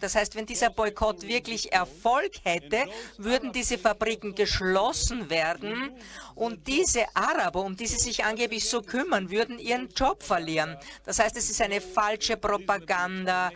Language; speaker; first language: German; non-native, fluent; Hebrew